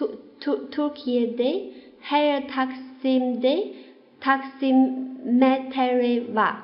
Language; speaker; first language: Turkish; non-native, fluent; Chinese